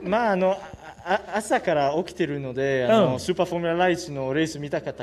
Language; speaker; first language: Japanese; non-native, learner; French